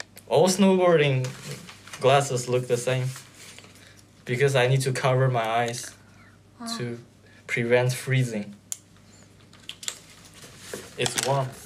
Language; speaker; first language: English; non-native, fluent; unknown